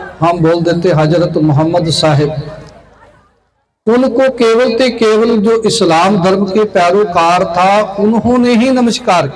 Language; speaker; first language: Urdu; non-native, local second language; Punjabi